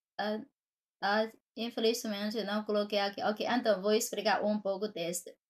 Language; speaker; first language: Portuguese; non-native, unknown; Chinese